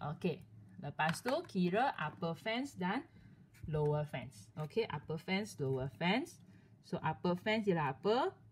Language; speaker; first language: Malay; non-native, local second language; Chinese